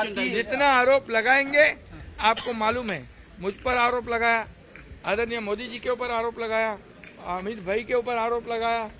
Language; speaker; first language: Hindi; non-native, local second language; Marathi